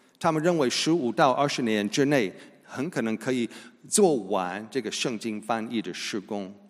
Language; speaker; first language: Chinese; non-native, fluent; English